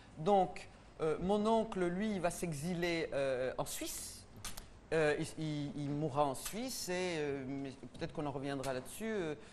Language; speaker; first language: French; non-native, local second language; Rundi